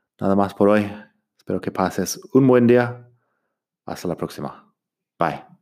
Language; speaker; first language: Spanish; non-native, fluent; English